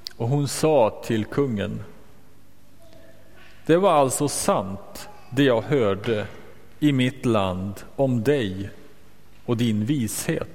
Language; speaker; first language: Swedish; native; Swedish